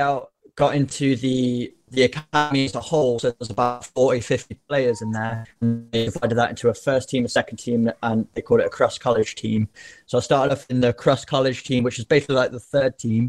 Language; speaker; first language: English; native; English